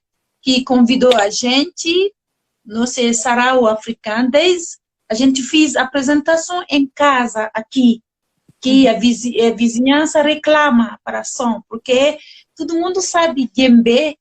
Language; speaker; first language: Portuguese; non-native, learner; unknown